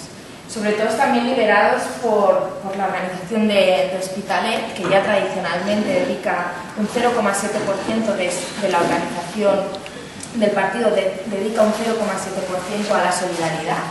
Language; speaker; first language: Spanish; native; Spanish